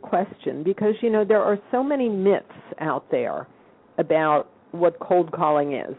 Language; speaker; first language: English; native; English